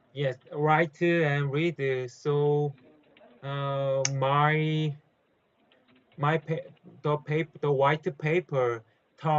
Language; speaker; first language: English; non-native, learner; Korean